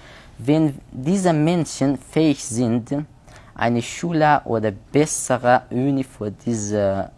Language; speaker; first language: German; non-native, learner; Persian